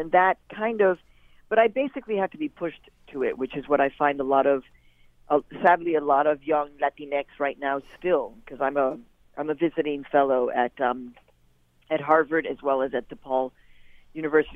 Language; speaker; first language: English; native; English